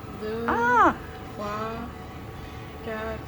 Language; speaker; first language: Korean; non-native, learner; French